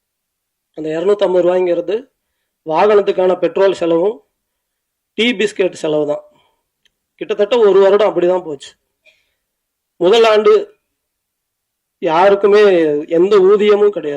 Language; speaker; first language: Tamil; native; Tamil